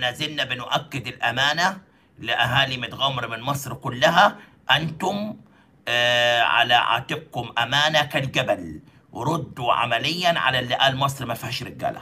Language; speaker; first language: Arabic; native; Arabic